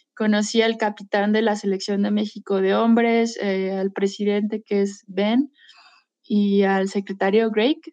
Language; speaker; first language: Spanish; native; Spanish